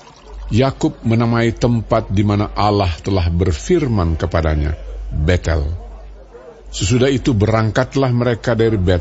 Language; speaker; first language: Indonesian; native; Indonesian